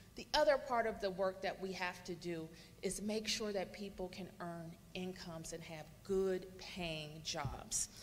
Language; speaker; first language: English; native; English